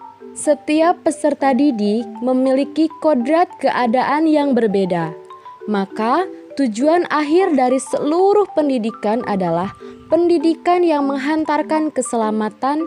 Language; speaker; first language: Indonesian; native; Indonesian